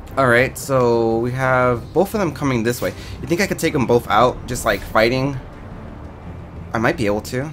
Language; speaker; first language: English; native; English